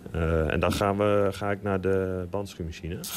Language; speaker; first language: Dutch; native; Dutch